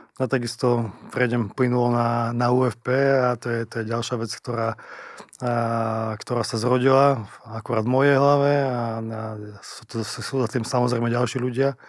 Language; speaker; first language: Slovak; native; Slovak